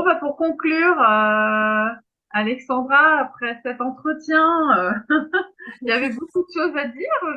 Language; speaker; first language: French; native; French